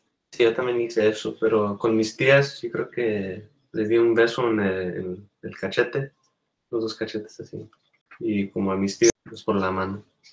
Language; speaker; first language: Spanish; early bilingual, heritage; Spanish